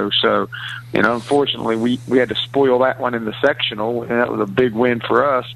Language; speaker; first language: English; native; English